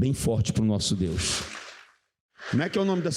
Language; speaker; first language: Portuguese; native; Portuguese